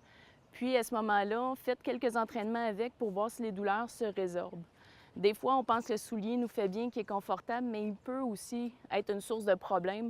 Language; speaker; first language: French; native; French